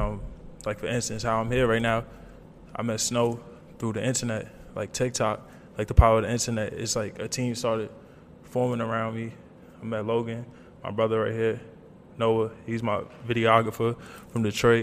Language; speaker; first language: English; native; English